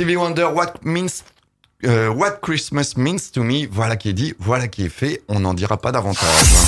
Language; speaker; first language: French; native; French